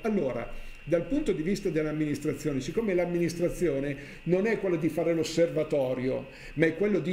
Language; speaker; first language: Italian; native; Italian